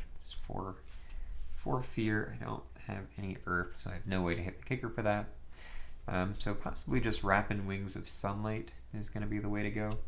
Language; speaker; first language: English; native; English